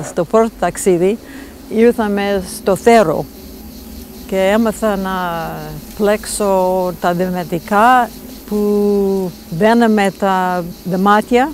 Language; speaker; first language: Greek; non-native, fluent; English